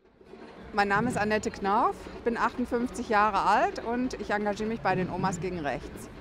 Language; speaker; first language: German; native; German